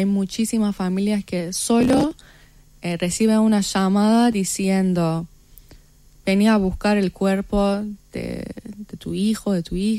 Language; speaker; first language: Spanish; non-native, fluent; Persian